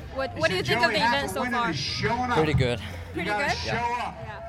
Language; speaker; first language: English; non-native, fluent; Chinese